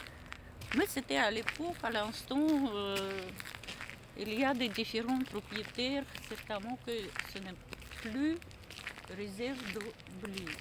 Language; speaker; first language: French; non-native, learner; Russian